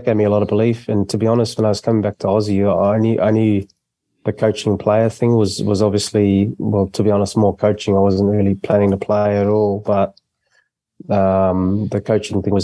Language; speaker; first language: English; native; English